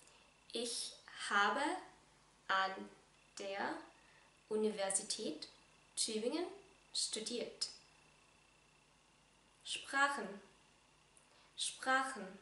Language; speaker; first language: German; non-native, fluent; Vietnamese